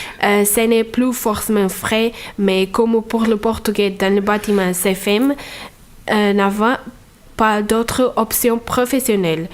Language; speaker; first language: French; non-native, fluent; Portuguese